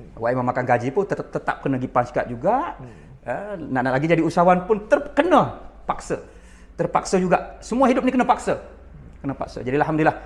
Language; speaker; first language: Malay; native; Malay